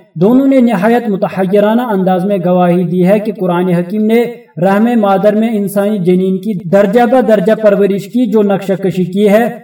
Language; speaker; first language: Urdu; native; Urdu